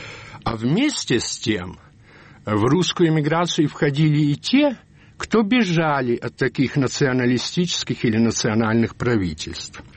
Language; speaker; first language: Russian; early bilingual, heritage; Russian